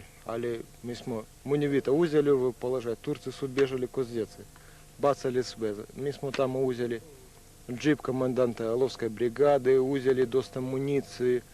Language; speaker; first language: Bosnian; non-native, learner; Russian